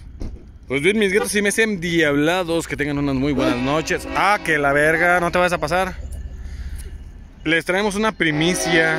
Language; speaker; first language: Spanish; native; Spanish